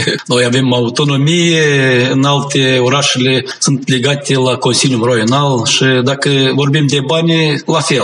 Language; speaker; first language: Romanian; non-native, local second language; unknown